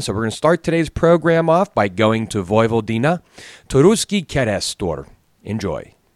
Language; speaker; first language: English; native; English